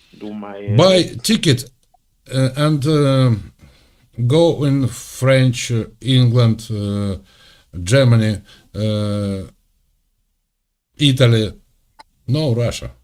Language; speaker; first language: English; non-native, learner; Ukrainian